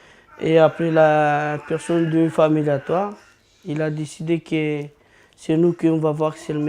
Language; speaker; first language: French; non-native, learner; Romanian